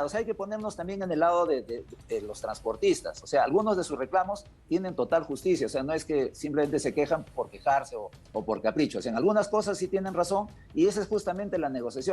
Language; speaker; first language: Spanish; native; Spanish